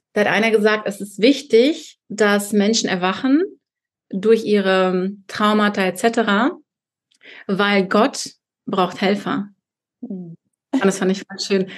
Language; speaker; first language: German; early bilingual, other home language; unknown